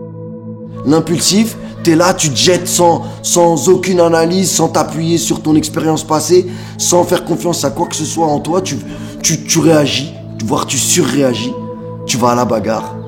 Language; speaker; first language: French; native; French